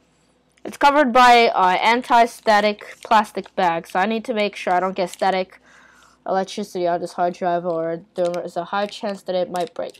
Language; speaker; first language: English; native; English